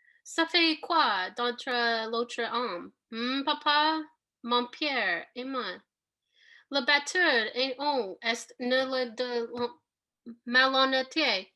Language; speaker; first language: French; non-native, learner; English